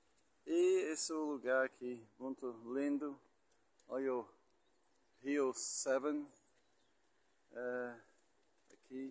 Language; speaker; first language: Portuguese; non-native, learner; English